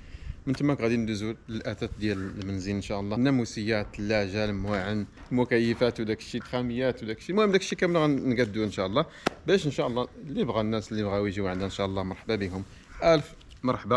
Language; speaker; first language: Arabic; native; Arabic